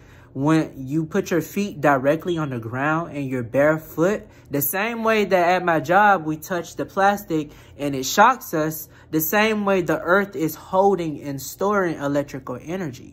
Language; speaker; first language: English; native; English